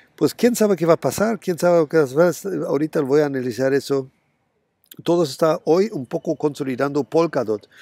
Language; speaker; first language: Spanish; non-native, fluent; German